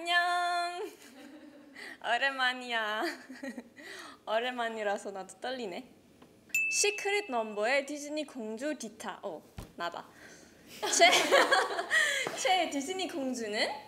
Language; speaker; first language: Korean; non-native, learner; Indonesian